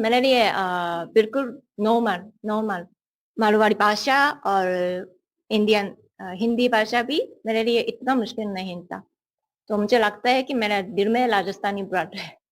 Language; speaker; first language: Hindi; non-native, learner; Japanese